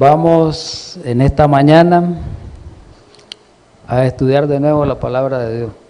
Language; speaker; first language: Spanish; native; Spanish